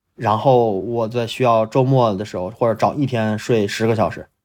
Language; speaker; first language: Chinese; native; Chinese